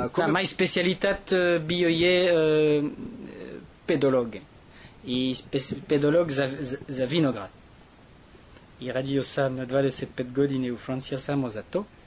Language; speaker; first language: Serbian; non-native, learner; French